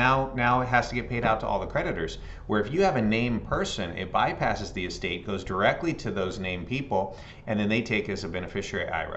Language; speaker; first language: English; native; English